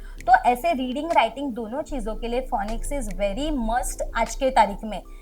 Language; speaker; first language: Hindi; non-native, local second language; Marwari